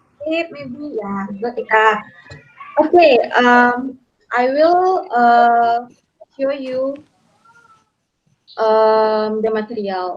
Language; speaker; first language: English; non-native, learner; Indonesian